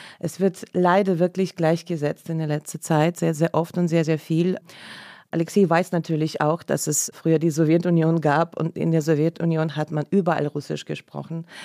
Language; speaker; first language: German; non-native, fluent; Russian